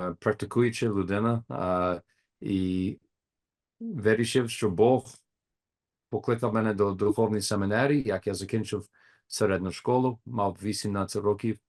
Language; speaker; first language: Ukrainian; non-native, learner; English